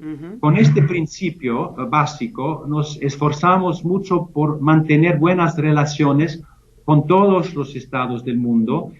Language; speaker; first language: Spanish; non-native, fluent; German